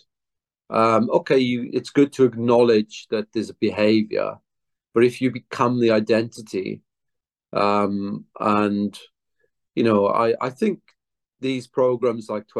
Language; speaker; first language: English; native; English